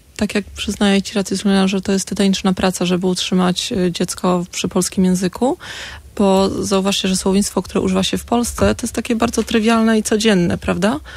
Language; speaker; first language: Polish; native; Polish